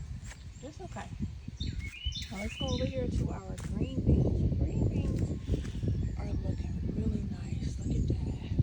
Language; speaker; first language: English; native; English